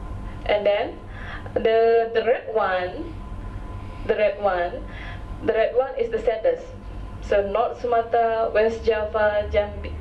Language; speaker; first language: English; non-native, local second language; Indonesian